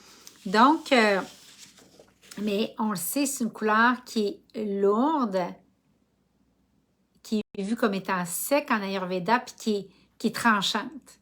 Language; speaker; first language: French; native; French